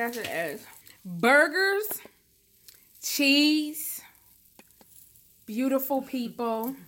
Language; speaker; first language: English; native; English